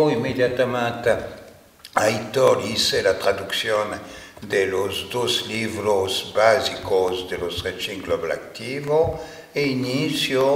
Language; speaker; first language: Spanish; non-native, fluent; French